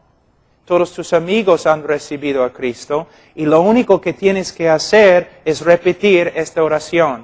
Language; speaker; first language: Spanish; non-native, fluent; English